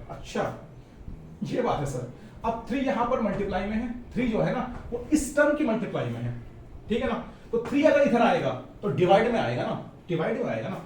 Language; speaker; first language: Hindi; native; Hindi